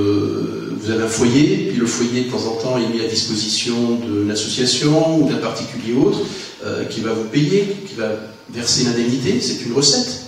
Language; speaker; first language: French; native; French